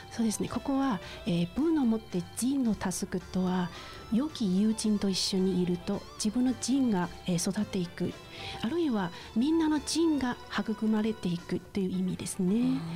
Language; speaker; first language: Japanese; non-native, fluent; Chinese